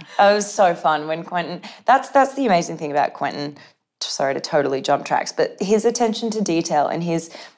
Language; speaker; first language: English; native; English